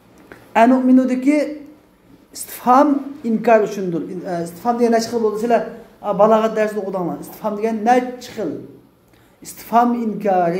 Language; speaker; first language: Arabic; non-native, fluent; Uyghur